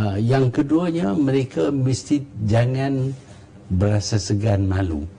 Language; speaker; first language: Malay; native; Malay